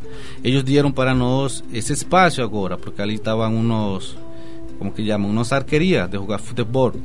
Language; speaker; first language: Portuguese; non-native, learner; Spanish